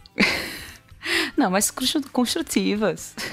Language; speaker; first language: Portuguese; native; Portuguese